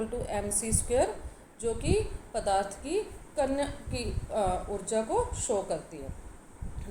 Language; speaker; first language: Hindi; native; Hindi